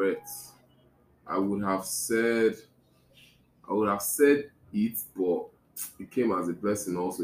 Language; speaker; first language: English; non-native, local second language; Igbo